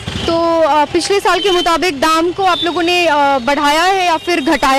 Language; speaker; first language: Hindi; native; Hindi